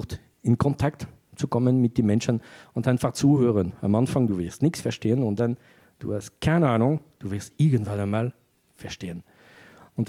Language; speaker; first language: German; non-native, fluent; French